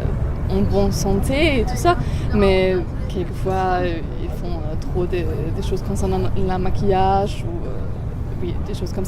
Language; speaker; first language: French; non-native, fluent; German